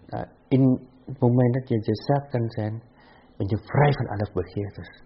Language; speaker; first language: Dutch; non-native, fluent; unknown